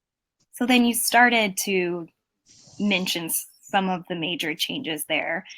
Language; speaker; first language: English; native; English